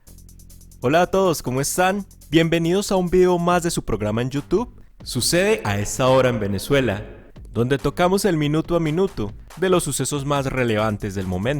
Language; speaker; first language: Spanish; native; Spanish